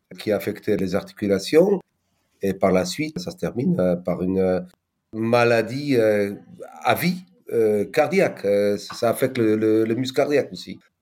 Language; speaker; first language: French; non-native, fluent; Polish